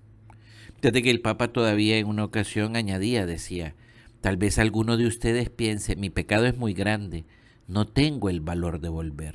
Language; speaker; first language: Spanish; native; Spanish